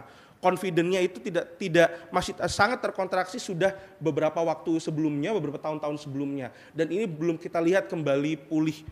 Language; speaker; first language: Indonesian; native; Indonesian